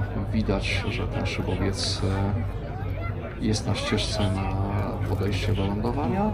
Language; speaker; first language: Polish; native; Polish